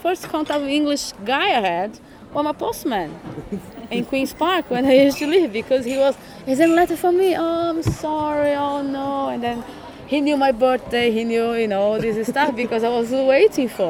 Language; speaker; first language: English; non-native, fluent; Portuguese